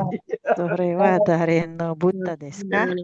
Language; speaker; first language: Japanese; non-native, learner; Indonesian